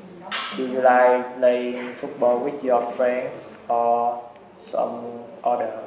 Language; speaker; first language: English; non-native, learner; Vietnamese